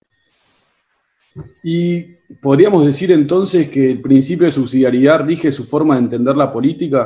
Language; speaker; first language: Spanish; native; Spanish